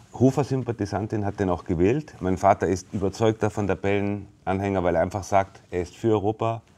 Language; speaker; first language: German; native; German